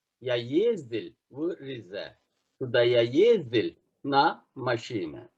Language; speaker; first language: Russian; non-native, fluent; Turkish